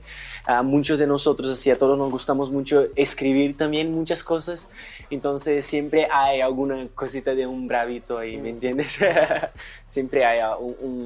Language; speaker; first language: Spanish; non-native, learner; Portuguese